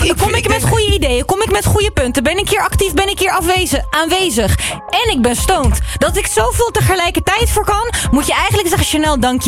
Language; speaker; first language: Dutch; native; Dutch